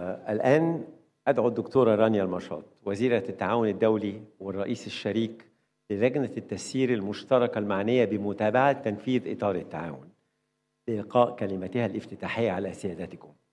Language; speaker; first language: Arabic; native; Arabic